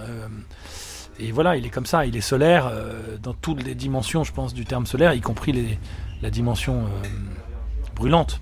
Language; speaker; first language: French; native; French